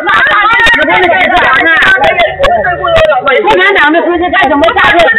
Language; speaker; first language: Chinese; native; Chinese